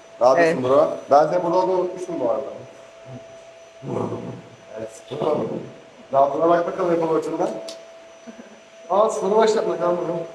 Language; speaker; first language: Turkish; native; Turkish